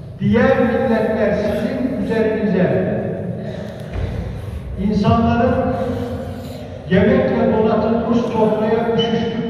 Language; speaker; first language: Turkish; native; Turkish